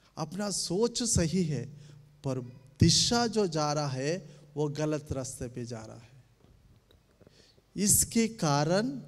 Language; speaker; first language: Hindi; non-native, local second language; Telugu